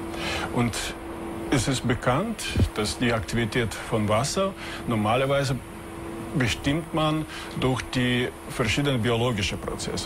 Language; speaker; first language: German; non-native, fluent; Russian